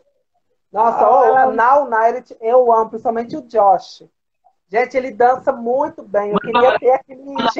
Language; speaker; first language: Portuguese; native; Portuguese